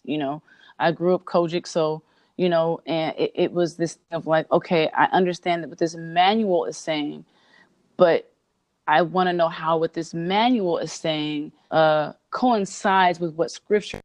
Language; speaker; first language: English; native; English